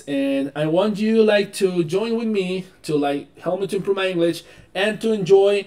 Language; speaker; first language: English; non-native, learner; Spanish